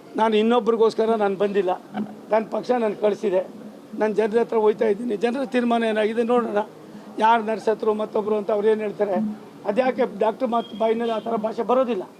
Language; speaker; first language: Kannada; native; Kannada